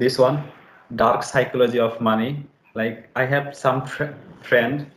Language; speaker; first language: English; non-native, learner; Bangla